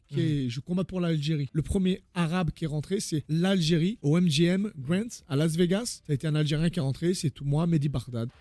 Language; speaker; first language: French; native; French